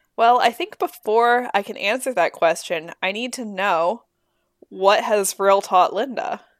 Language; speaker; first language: English; native; English